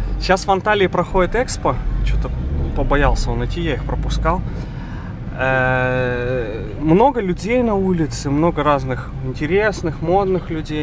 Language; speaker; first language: Russian; native; Russian